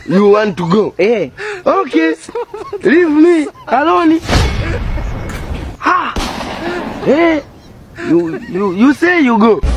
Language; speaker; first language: English; non-native, learner; Swahili